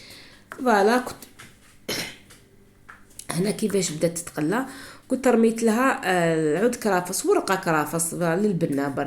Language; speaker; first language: Arabic; native; Arabic